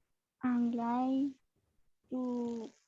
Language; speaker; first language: English; non-native, learner; Spanish